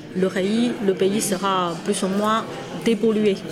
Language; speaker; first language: French; non-native, fluent; Chinese